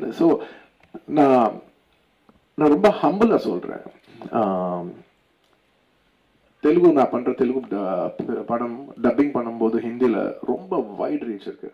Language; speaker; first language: Tamil; non-native, local second language; Telugu